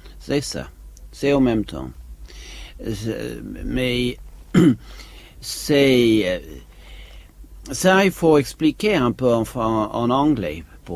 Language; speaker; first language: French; non-native, fluent; English